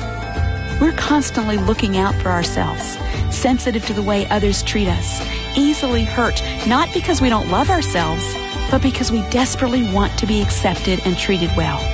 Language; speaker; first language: English; native; English